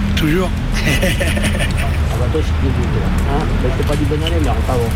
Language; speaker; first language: French; native; French